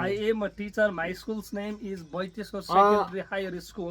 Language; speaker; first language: English; non-native, learner; Nepali